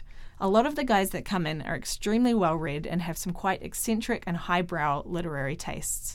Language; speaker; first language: English; native; English